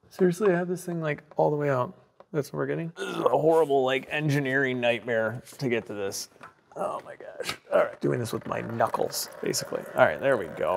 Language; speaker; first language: English; native; English